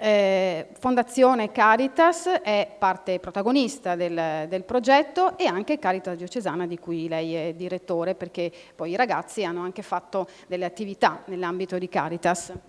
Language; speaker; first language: Italian; native; Italian